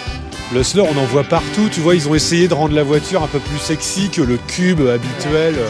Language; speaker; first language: French; native; French